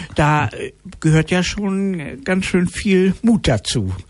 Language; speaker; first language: German; native; German